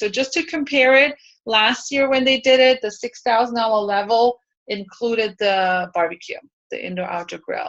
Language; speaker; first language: English; native; English